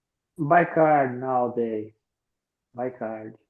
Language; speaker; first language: English; non-native, learner; Portuguese